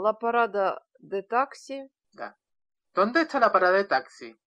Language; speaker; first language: Spanish; non-native, learner; Russian